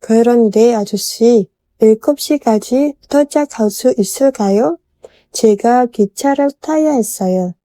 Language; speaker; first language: Korean; non-native, fluent; Indonesian